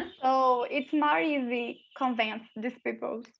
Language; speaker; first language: English; non-native, learner; Portuguese